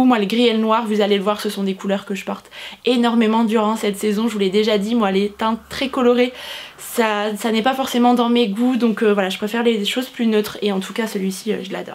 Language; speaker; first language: French; native; French